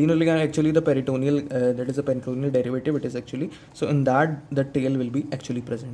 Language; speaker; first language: English; non-native, local second language; Hindi